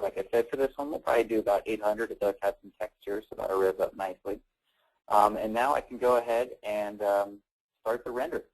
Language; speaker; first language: English; native; English